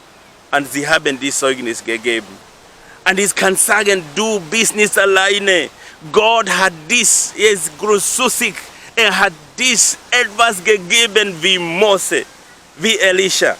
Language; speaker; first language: German; non-native, learner; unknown